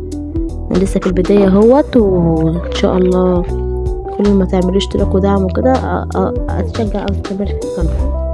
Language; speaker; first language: Arabic; native; Arabic